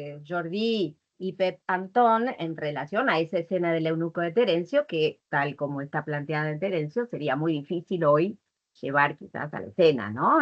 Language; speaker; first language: Spanish; native; Spanish